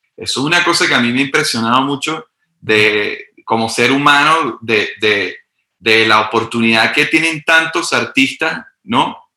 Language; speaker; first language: Spanish; native; Spanish